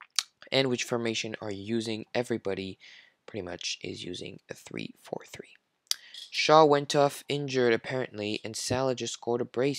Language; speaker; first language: English; non-native, fluent; French